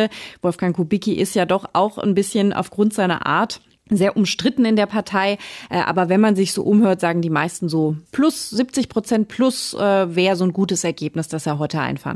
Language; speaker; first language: German; native; German